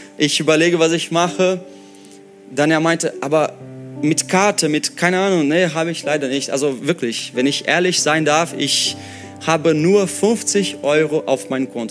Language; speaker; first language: German; non-native, fluent; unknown